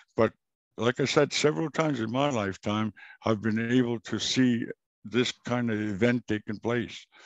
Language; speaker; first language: English; non-native, fluent; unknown